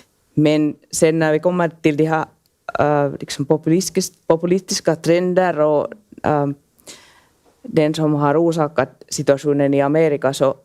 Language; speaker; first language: Swedish; non-native, local second language; Finnish